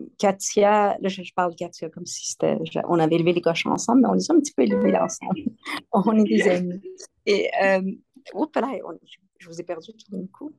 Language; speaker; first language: French; early bilingual, other home language; Spanish